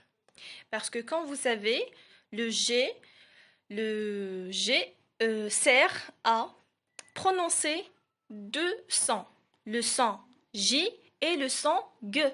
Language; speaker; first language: French; non-native, local second language; Arabic